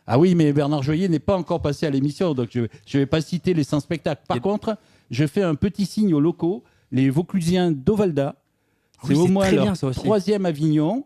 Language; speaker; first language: French; native; French